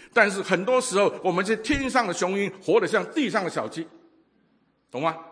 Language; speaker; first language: Chinese; non-native, local second language; Cantonese